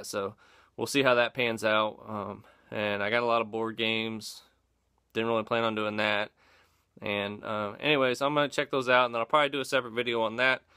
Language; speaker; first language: English; native; English